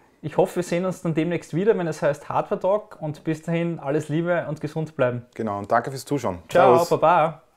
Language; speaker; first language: German; native; German